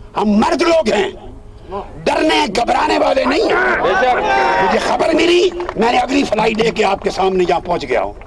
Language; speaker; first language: Urdu; non-native, local second language; Punjabi